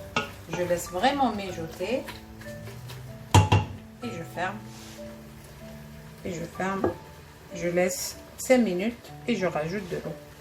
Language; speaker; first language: French; non-native, local second language; Arabic